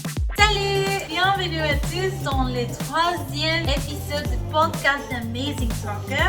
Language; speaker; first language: French; non-native, learner; English